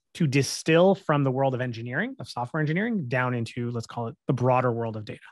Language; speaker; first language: English; native; English